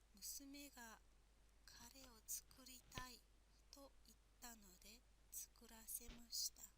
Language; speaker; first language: Japanese; non-native, fluent; Mongolian